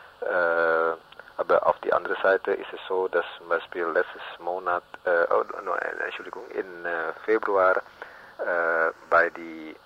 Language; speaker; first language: German; non-native, learner; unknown